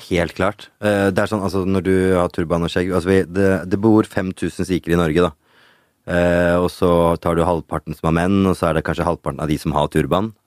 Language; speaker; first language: Norwegian; early bilingual, other home language; Punjabi